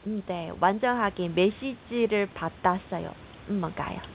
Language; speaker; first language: Korean; non-native, fluent; Chinese